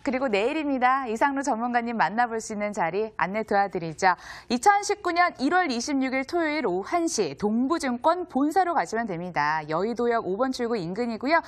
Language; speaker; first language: Korean; native; Korean